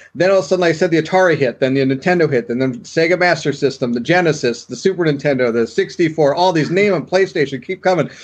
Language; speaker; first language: English; native; English